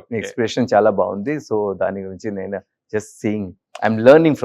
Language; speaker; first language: Telugu; non-native, local second language; Hindi